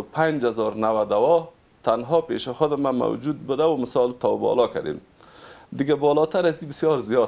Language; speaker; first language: Persian; native; Persian